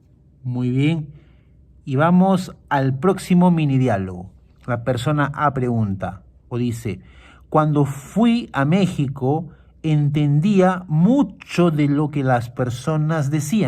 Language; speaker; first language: Spanish; non-native, fluent; Portuguese